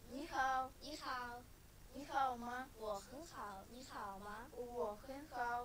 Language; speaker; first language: Chinese; non-native, learner; Kyrgyz